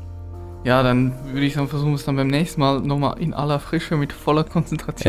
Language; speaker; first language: German; native; German